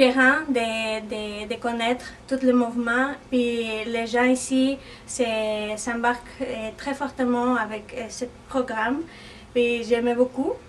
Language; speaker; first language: French; non-native, fluent; Spanish